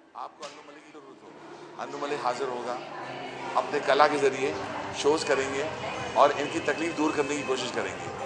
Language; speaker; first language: Hindi; native; Hindi